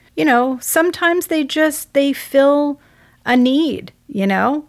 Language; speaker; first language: English; native; English